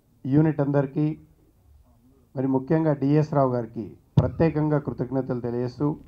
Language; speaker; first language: Telugu; native; Telugu